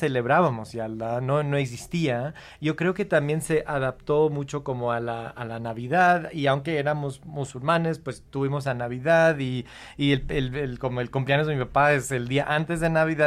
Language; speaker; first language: Spanish; non-native, fluent; English